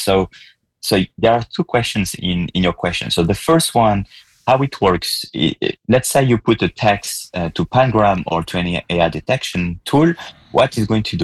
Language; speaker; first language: English; non-native, fluent; French